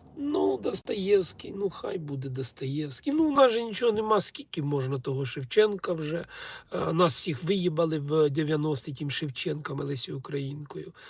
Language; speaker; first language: Ukrainian; non-native, local second language; Russian